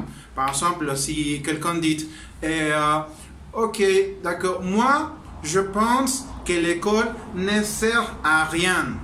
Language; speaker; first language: French; non-native, learner; Spanish